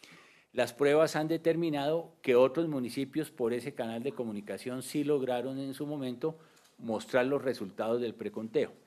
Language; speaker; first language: Spanish; native; Spanish